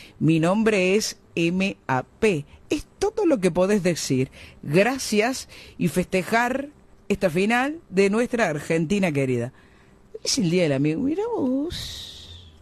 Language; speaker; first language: Spanish; native; Spanish